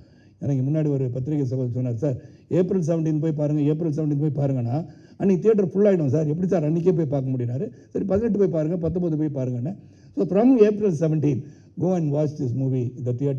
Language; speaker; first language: Tamil; native; Tamil